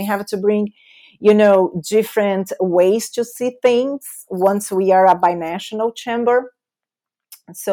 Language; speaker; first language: English; non-native, fluent; Portuguese